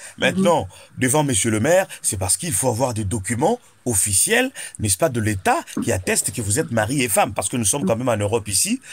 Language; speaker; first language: French; non-native, local second language; Lingala